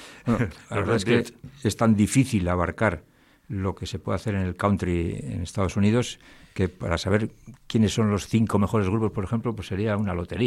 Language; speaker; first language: Spanish; native; Spanish